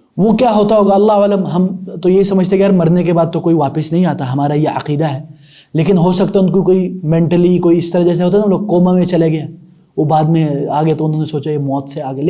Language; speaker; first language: Urdu; non-native, local second language; Punjabi